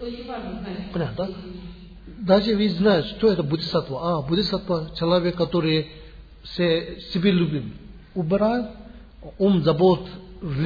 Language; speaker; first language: Russian; non-native, learner; Tibetan